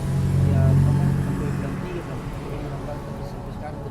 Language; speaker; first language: Indonesian; non-native, local second language; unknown